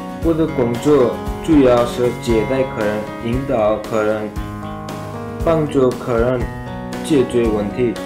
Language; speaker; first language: Chinese; non-native, learner; Nepali